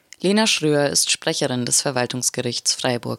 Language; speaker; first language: German; native; German